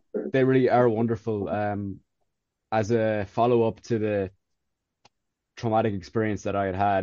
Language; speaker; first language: English; native; English